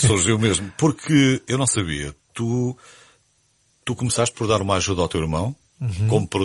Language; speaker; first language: Portuguese; native; Portuguese